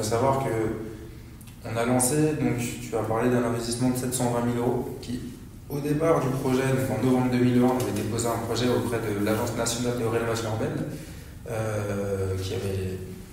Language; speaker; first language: French; native; French